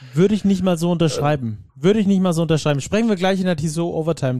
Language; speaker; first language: German; native; German